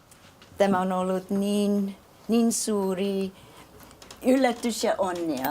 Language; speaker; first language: Finnish; non-native, learner; English